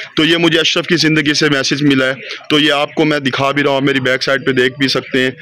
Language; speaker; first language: Urdu; non-native, local second language; Saraiki